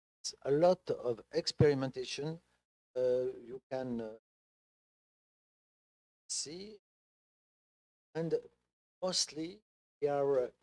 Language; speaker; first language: English; non-native, fluent; French